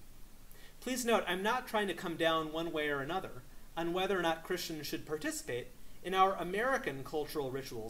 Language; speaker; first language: English; native; English